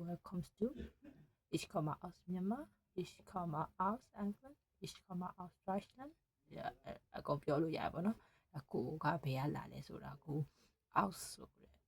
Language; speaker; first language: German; non-native, learner; Burmese